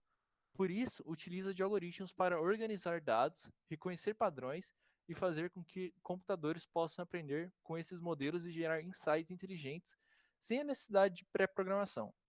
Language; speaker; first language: Portuguese; native; Portuguese